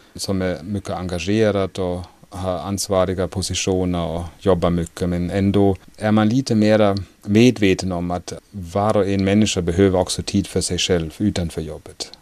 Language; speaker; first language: Swedish; non-native, fluent; German